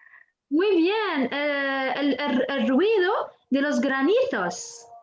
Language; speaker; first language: Spanish; non-native, fluent; French